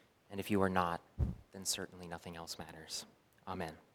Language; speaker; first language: English; native; English